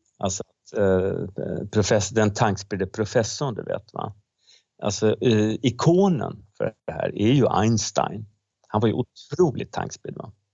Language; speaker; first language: Swedish; native; Swedish